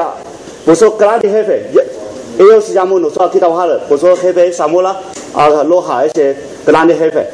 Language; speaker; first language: Spanish; non-native, learner; Chinese